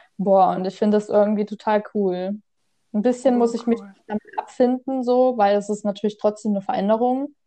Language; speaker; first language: German; native; German